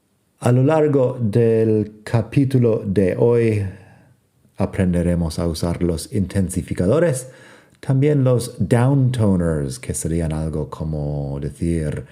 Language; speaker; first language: Spanish; non-native, fluent; English